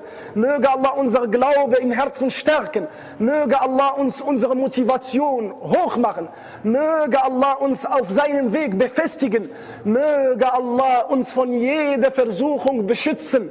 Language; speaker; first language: German; non-native, fluent; Arabic